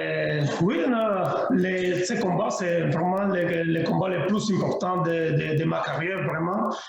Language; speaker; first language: French; non-native, learner; Spanish